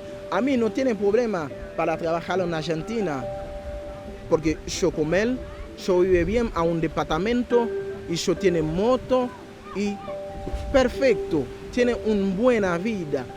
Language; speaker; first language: Spanish; non-native, learner; Haitian Creole